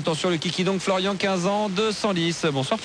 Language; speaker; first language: French; native; French